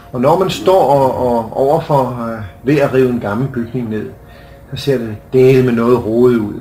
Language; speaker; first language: Danish; native; Danish